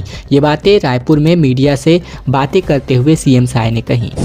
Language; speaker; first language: Hindi; native; Hindi